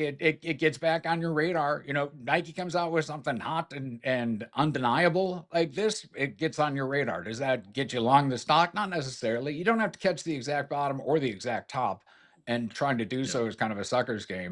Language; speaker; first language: English; native; English